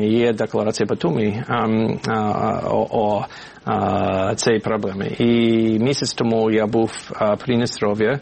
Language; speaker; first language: Ukrainian; non-native, learner; English